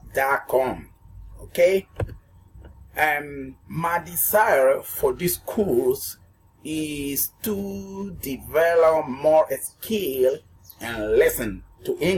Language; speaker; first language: English; non-native, learner; Spanish